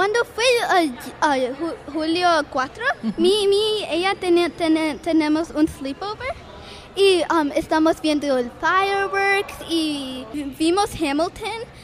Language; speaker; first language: Spanish; non-native, learner; English